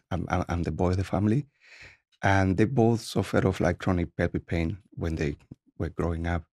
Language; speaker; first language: English; non-native, fluent; Spanish